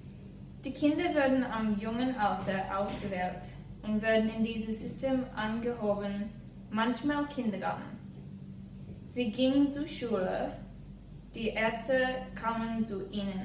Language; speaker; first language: German; non-native, learner; English